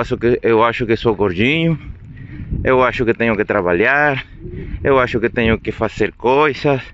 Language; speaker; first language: Portuguese; non-native, fluent; Spanish